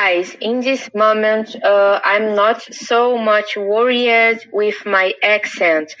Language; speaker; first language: English; non-native, learner; Portuguese